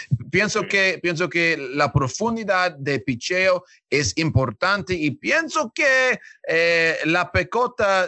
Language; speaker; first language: Spanish; non-native, learner; English